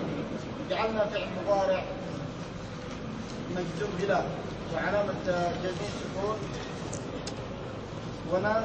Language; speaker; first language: Arabic; non-native, learner; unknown